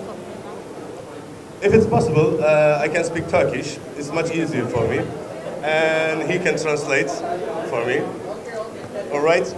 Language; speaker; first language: English; non-native, learner; Turkish